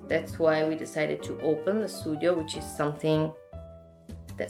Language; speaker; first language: English; non-native, fluent; Italian